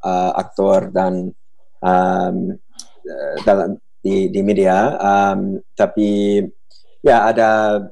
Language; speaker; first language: Indonesian; non-native, fluent; English